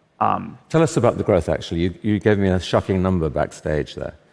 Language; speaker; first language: English; native; English